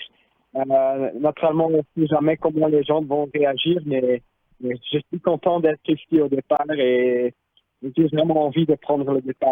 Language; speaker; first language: French; non-native, local second language; Dutch